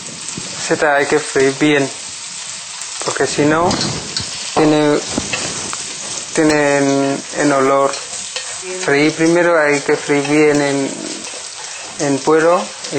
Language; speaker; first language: Spanish; non-native, learner; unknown